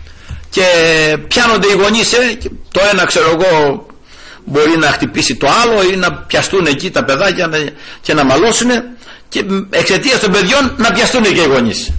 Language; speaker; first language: Greek; native; Greek